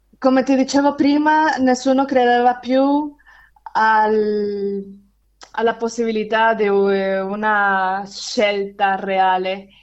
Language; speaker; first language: Italian; non-native, fluent; Spanish